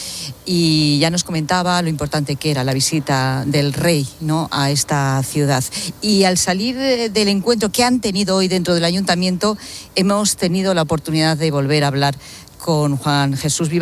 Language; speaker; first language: Spanish; native; Spanish